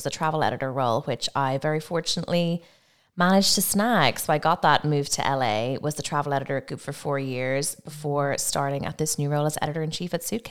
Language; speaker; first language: English; native; English